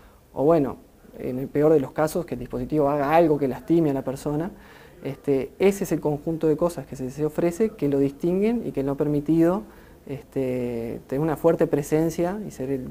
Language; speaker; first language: Spanish; native; Spanish